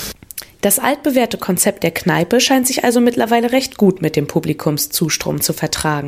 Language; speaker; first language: German; native; German